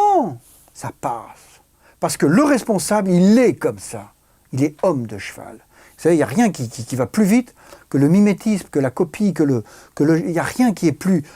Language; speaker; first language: French; native; French